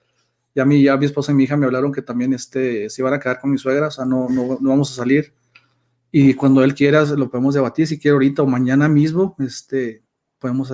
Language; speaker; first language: Spanish; native; Spanish